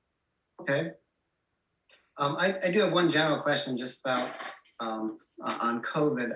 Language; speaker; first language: English; native; English